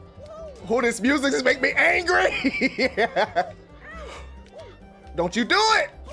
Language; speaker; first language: English; native; English